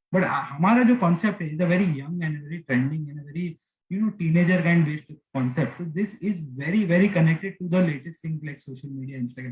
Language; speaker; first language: English; non-native, local second language; Hindi